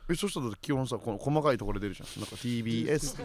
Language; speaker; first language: Japanese; native; Japanese